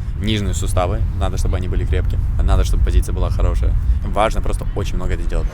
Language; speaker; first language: Russian; non-native, fluent; English